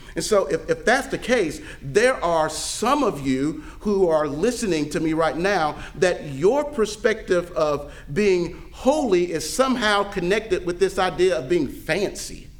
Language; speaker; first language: English; native; English